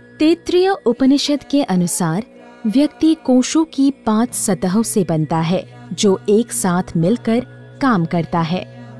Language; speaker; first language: Hindi; native; Hindi